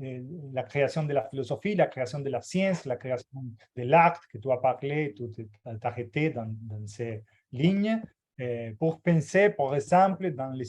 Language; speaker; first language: French; non-native, fluent; Portuguese